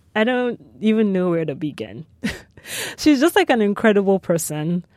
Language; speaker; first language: English; non-native, local second language; Yoruba